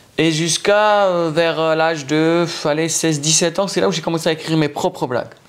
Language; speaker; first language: French; non-native, local second language; Arabic